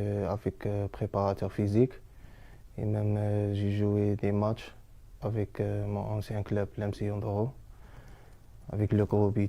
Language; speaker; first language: French; non-native, learner; Arabic